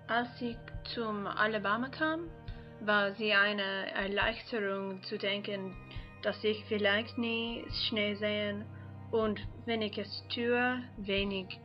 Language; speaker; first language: German; non-native, learner; English